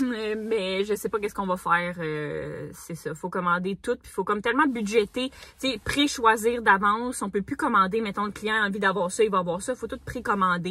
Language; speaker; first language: French; native; French